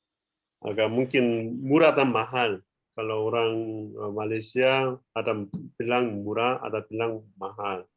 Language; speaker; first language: Indonesian; non-native, learner; Korean